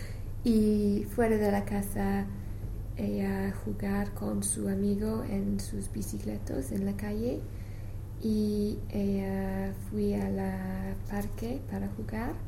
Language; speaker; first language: Spanish; non-native, learner; English